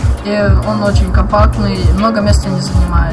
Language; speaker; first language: Russian; native; Russian